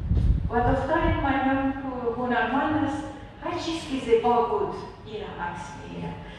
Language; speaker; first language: Persian; non-native, learner; Arabic